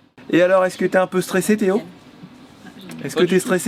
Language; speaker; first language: French; native; French